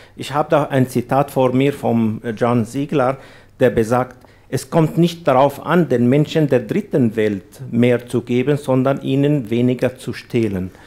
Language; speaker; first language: German; non-native, fluent; Arabic